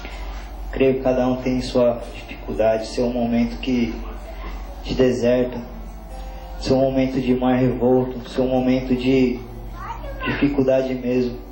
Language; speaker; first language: Portuguese; native; Portuguese